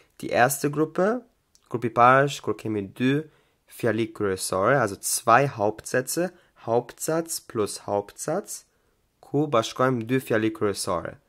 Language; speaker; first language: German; non-native, fluent; Albanian